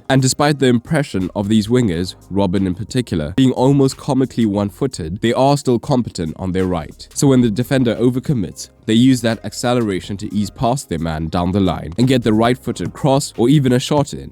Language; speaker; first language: English; native; English